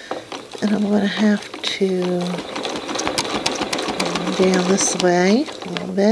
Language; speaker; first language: English; native; English